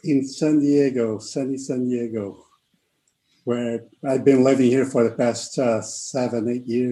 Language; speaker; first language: English; non-native, fluent; Portuguese